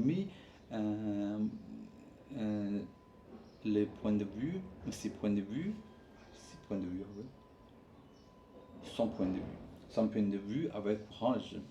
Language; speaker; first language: French; non-native, learner; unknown